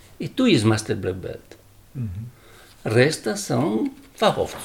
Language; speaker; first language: Polish; non-native, learner; Italian